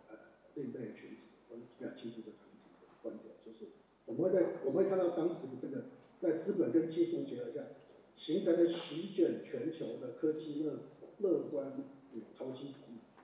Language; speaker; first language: Chinese; native; Chinese